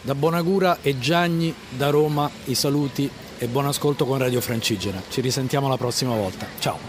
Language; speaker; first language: Italian; native; Italian